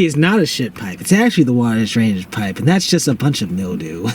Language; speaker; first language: English; native; English